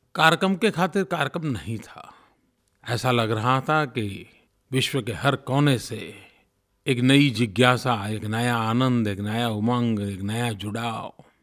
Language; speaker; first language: Hindi; non-native, local second language; Gujarati